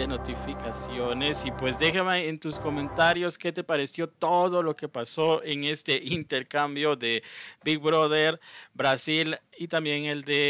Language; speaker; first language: Spanish; native; Spanish